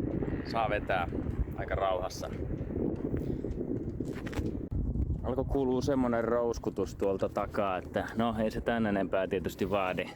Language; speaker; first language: Finnish; native; Finnish